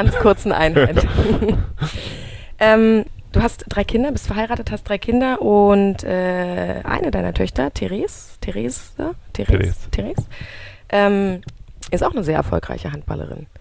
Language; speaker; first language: German; native; German